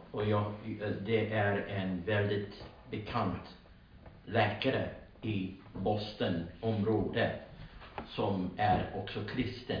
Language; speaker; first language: Swedish; non-native, learner; English